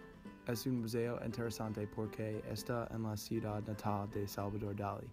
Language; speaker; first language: Spanish; non-native, learner; English